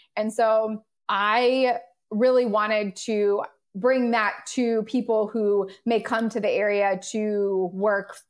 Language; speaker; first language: English; native; English